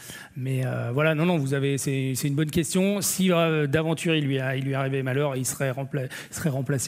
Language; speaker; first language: French; native; French